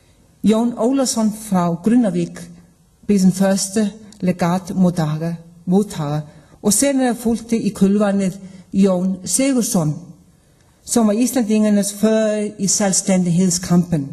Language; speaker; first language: Danish; non-native, fluent; Icelandic